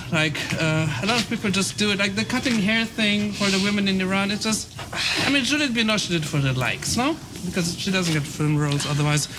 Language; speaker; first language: English; early bilingual, other home language; Persian